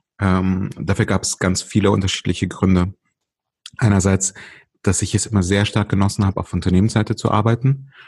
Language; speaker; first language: German; early bilingual, other home language; Russian